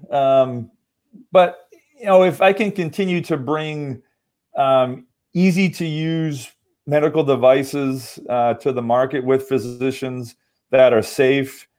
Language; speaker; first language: English; native; English